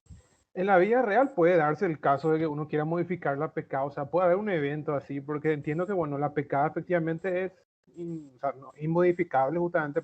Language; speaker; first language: Spanish; native; Spanish